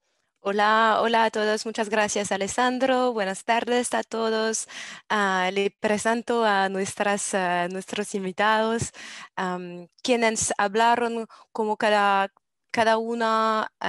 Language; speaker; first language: Spanish; non-native, learner; English